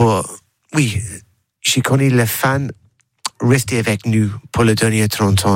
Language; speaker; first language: French; non-native, learner; English